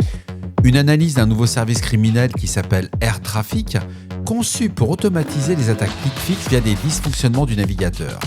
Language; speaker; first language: French; native; French